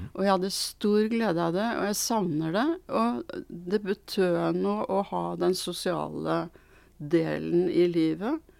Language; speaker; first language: Norwegian; early bilingual, other home language; Swedish